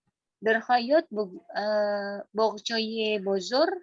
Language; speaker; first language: Persian; non-native, learner; Indonesian